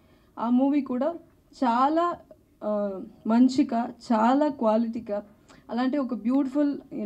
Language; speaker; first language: Telugu; non-native, learner; Tamil